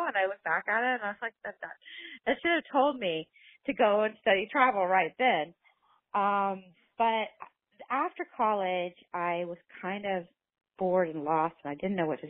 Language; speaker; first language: English; native; English